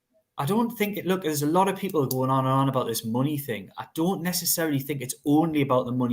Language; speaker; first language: English; native; English